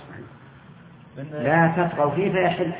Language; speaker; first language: Arabic; native; Arabic